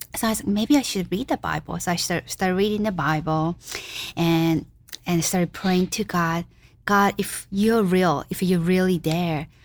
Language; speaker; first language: English; non-native, fluent; Japanese